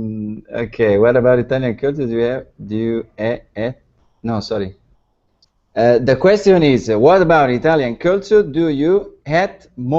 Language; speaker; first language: English; non-native, learner; Italian